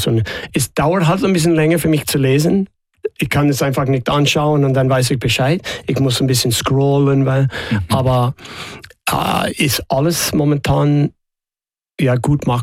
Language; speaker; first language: German; non-native, fluent; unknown